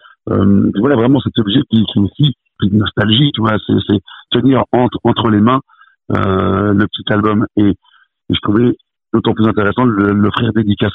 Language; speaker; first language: French; native; French